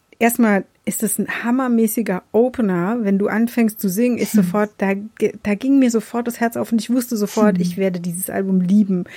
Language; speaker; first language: German; native; German